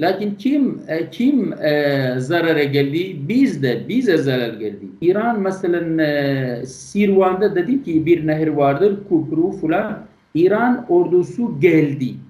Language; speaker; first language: Turkish; non-native, learner; Kurdish